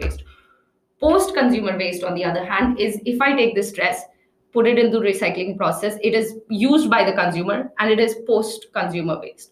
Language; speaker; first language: English; non-native, local second language; Hindi